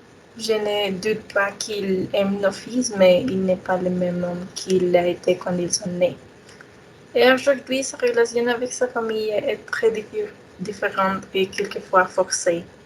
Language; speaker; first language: French; non-native, learner; Spanish